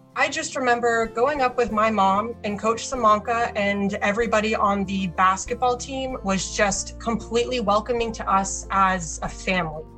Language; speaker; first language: English; native; English